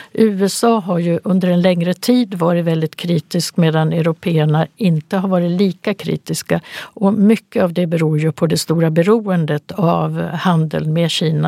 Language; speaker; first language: Swedish; native; Swedish